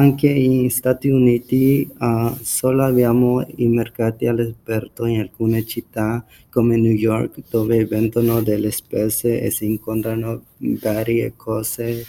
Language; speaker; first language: Italian; non-native, learner; English